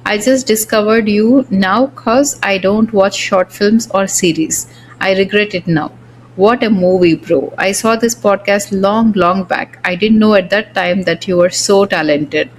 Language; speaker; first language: English; non-native, local second language; Telugu